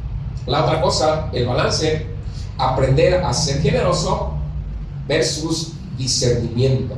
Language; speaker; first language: Spanish; native; Spanish